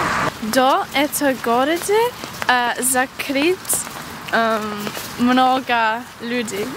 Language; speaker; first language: Russian; non-native, learner; English